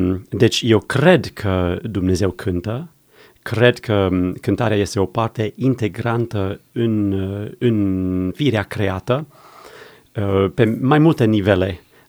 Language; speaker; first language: Romanian; non-native, fluent; English